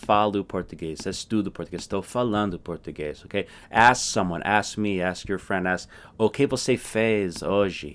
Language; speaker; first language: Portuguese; non-native, fluent; English